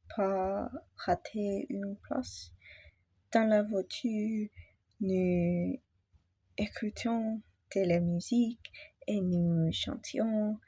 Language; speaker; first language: French; non-native, learner; English